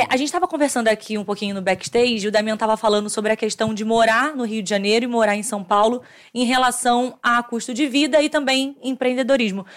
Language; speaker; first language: Portuguese; native; Portuguese